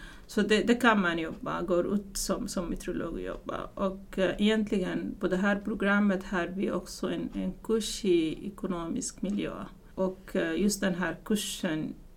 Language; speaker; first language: Swedish; non-native, fluent; Arabic